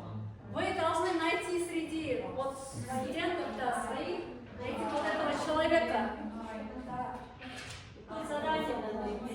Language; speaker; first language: Russian; non-native, local second language; Kyrgyz